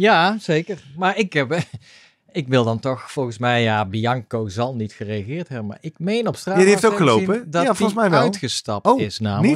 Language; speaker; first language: Dutch; native; Dutch